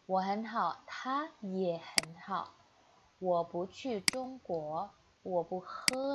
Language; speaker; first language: Chinese; non-native, fluent; Indonesian